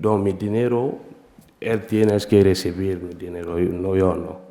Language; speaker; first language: Spanish; non-native, learner; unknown